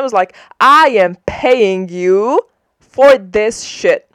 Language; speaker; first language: English; non-native, fluent; Czech